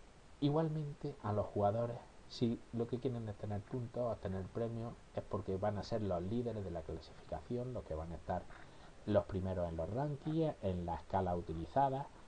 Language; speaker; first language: Spanish; native; Spanish